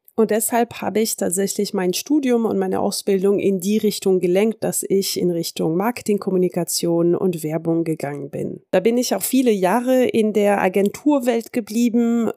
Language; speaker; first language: German; early bilingual, heritage; French